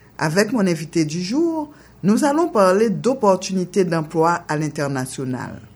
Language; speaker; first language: French; non-native, local second language; Haitian Creole